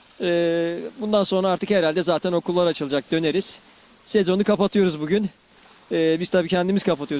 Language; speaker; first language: Turkish; native; Turkish